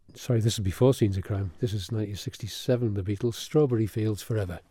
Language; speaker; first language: English; early bilingual, other home language; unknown